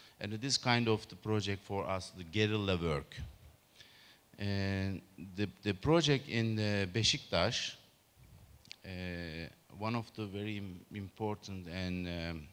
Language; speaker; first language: English; non-native, learner; Turkish